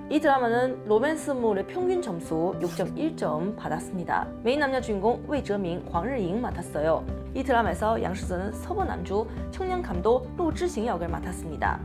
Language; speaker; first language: Korean; non-native, fluent; Chinese